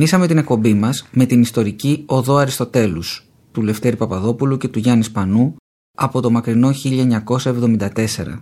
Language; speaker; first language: Greek; native; Greek